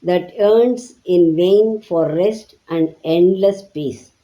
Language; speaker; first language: English; non-native, local second language; Tamil